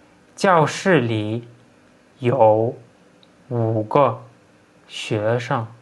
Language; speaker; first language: Chinese; non-native, fluent; Turkmen